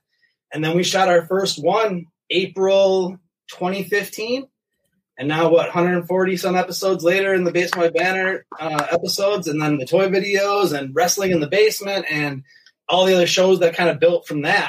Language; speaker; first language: English; native; English